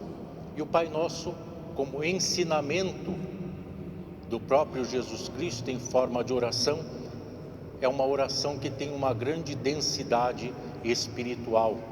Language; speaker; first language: Portuguese; native; Portuguese